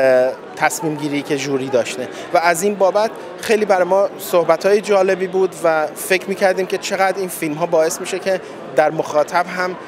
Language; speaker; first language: Persian; native; Persian